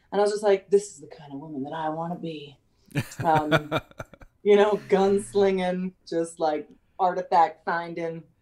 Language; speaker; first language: English; native; English